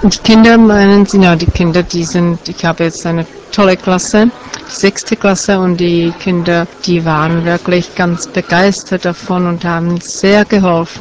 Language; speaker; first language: German; non-native, fluent; Czech